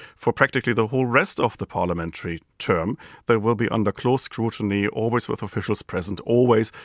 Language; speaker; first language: English; non-native, fluent; German